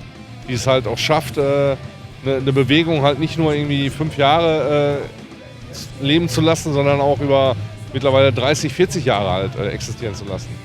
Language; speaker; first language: German; native; German